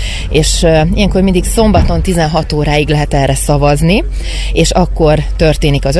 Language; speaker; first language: Hungarian; native; Hungarian